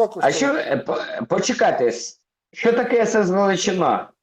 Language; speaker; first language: Russian; native; Russian